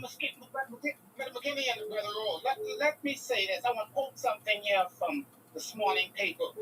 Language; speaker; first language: English; native; English